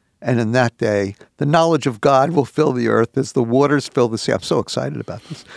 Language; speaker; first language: English; native; English